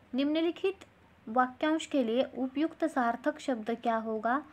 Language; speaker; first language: Hindi; non-native, local second language; Marathi